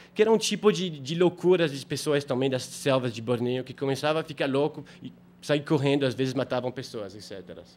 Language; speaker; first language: Portuguese; non-native, fluent; French